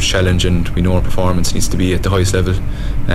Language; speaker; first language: English; native; English